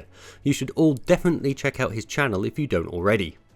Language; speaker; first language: English; native; English